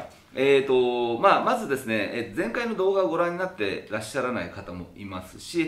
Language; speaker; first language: Japanese; native; Japanese